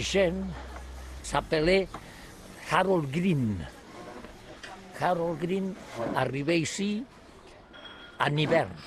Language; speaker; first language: French; non-native, learner; Catalan